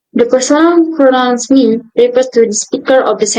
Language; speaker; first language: English; non-native, local second language; Indonesian